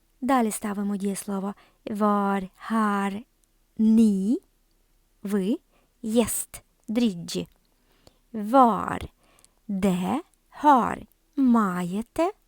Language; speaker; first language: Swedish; non-native, fluent; Ukrainian